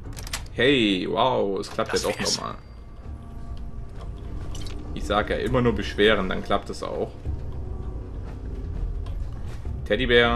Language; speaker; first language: German; native; German